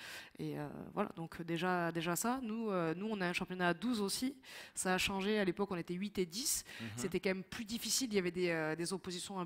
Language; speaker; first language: French; native; French